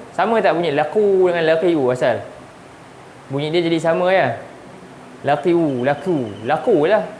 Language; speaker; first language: Malay; native; Malay